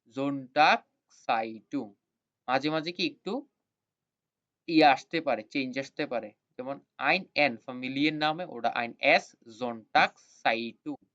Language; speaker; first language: Bangla; native; Bangla